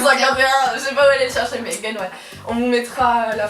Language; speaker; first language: French; native; French